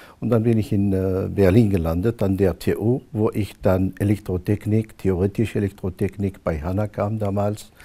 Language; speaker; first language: German; non-native, fluent; Arabic